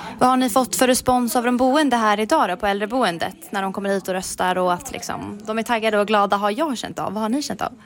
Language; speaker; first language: Swedish; native; Swedish